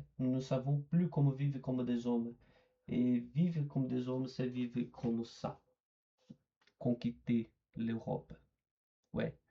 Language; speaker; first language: French; non-native, learner; Portuguese